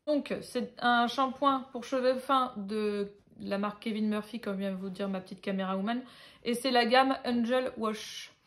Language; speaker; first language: French; native; French